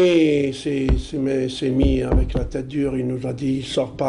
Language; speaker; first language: French; non-native, local second language; Arabic